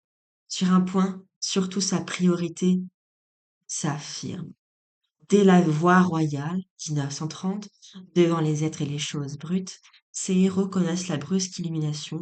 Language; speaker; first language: French; native; French